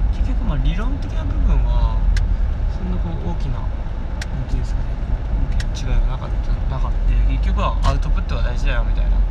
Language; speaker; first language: Japanese; native; Japanese